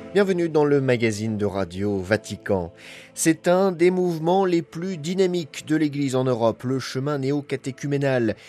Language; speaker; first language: French; native; French